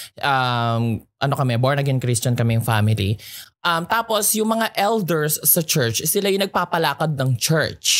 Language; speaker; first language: Filipino; native; Filipino